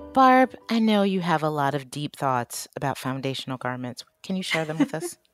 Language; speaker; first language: English; native; English